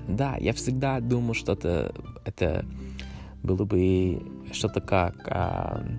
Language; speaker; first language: Russian; non-native, learner; English